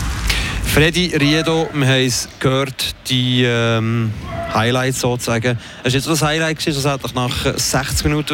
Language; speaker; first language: German; native; German